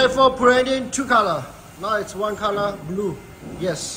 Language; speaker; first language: English; non-native, learner; Chinese